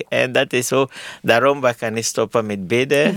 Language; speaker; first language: Dutch; non-native, learner; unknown